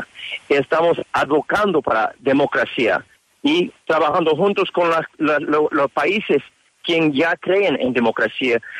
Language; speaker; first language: Spanish; non-native, learner; English